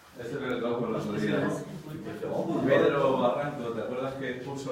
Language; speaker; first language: Spanish; native; Spanish